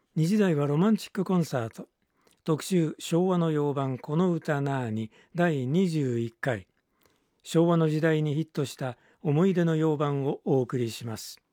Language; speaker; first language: Japanese; native; Japanese